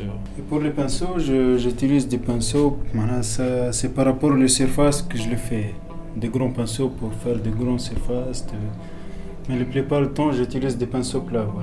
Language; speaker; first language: French; non-native, local second language; Arabic